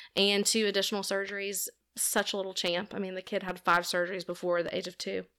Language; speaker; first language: English; native; English